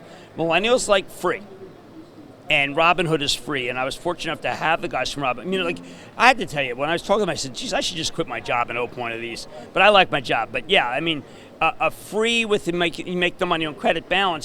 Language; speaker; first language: English; native; English